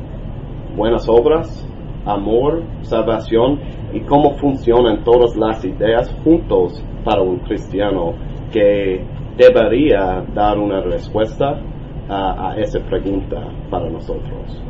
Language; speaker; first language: Spanish; non-native, learner; English